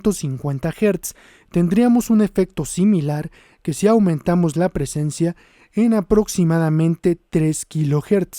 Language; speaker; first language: Spanish; native; Spanish